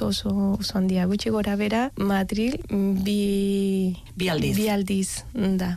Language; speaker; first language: Basque; non-native, learner; Spanish